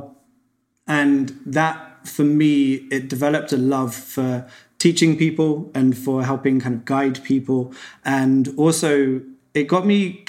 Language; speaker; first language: English; native; English